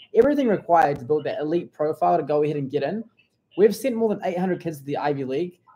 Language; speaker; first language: English; native; English